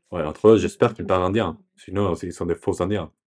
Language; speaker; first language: French; non-native, learner; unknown